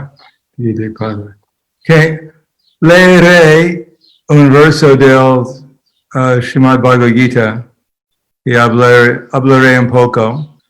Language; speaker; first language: Spanish; non-native, fluent; English